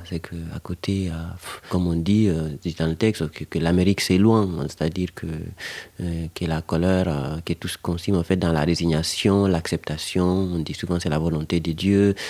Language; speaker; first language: French; non-native, local second language; Fula